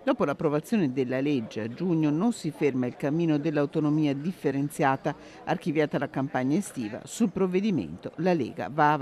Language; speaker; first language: Italian; native; Italian